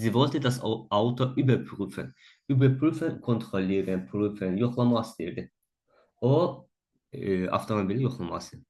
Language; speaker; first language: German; non-native, fluent; Azerbaijani